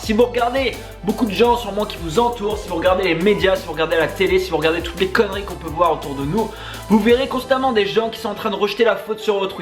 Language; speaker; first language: French; native; French